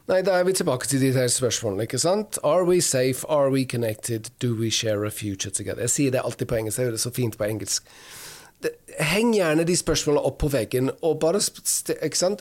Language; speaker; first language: Norwegian; non-native, fluent; English